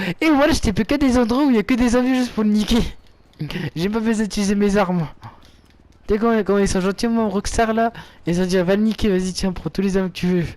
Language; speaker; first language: French; native; French